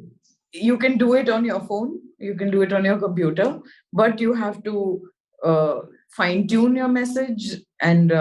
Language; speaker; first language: English; non-native, local second language; Hindi